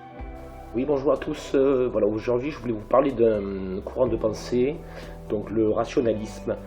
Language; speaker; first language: French; native; French